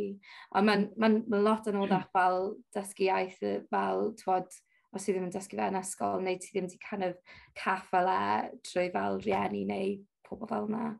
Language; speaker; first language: Welsh; non-native, local second language; English